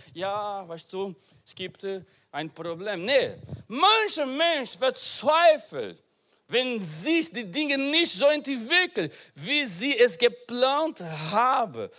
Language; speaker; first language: German; non-native, learner; Portuguese